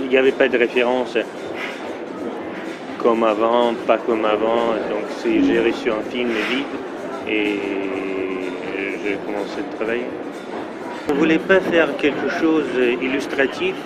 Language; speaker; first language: French; non-native, fluent; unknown